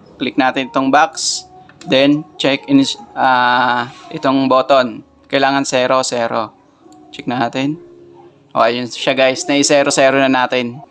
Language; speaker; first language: Filipino; native; Filipino